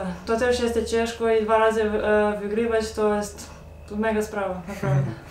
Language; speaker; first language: Polish; non-native, learner; Serbian